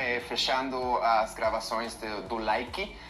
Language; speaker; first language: Portuguese; non-native, fluent; Spanish